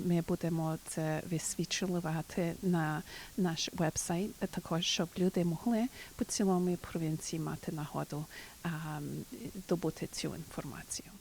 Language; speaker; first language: Ukrainian; early bilingual, heritage; Ukrainian